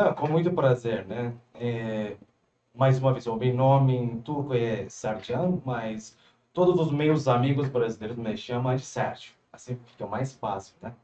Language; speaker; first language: Portuguese; non-native, fluent; Turkish